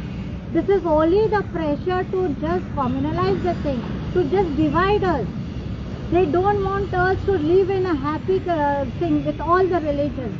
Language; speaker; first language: English; non-native, local second language; Hindi